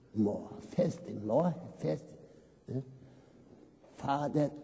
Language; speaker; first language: English; non-native, learner; Korean